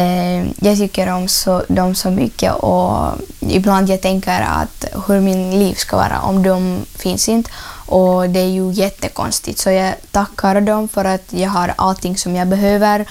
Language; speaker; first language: Swedish; non-native, learner; Ukrainian